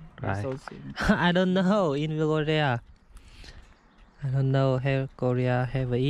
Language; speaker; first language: English; non-native, learner; Vietnamese